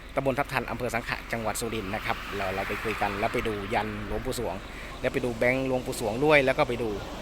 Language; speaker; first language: Thai; native; Thai